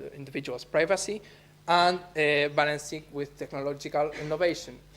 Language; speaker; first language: English; non-native, fluent; Spanish